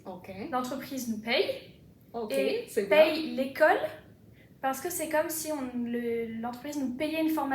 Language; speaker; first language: French; native; French